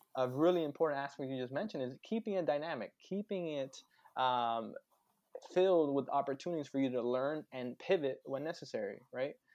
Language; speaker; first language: English; native; English